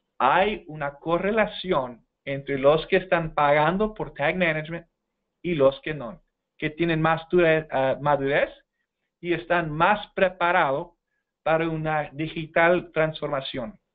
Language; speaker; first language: Spanish; non-native, fluent; English